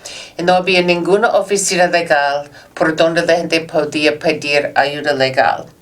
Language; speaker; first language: Spanish; non-native, learner; English